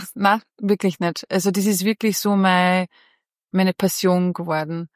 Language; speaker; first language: German; early bilingual, other home language; Bosnian